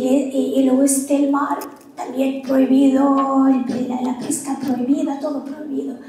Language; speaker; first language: Spanish; non-native, fluent; Arabic